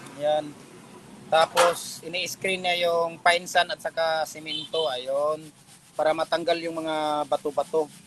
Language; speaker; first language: Filipino; native; Filipino